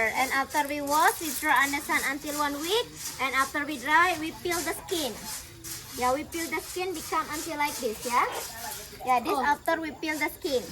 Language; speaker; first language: English; non-native, fluent; Indonesian